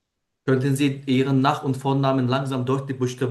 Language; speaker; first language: German; non-native, learner; Turkish